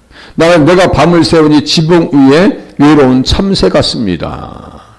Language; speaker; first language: Korean; native; Korean